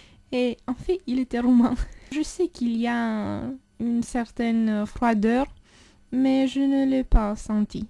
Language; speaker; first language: French; non-native, fluent; Romanian